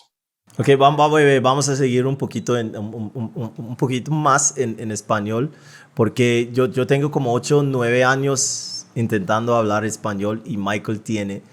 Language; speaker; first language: Spanish; non-native, fluent; English